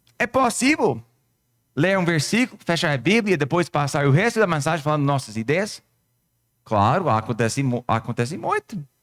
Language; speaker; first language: Portuguese; non-native, fluent; English